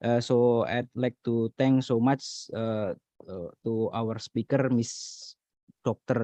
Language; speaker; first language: English; non-native, learner; Indonesian